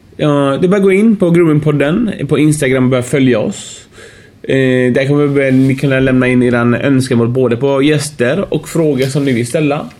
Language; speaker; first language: Swedish; early bilingual, other home language; Persian